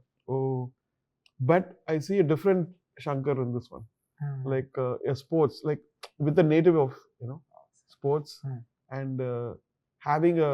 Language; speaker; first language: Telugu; non-native, learner; Tamil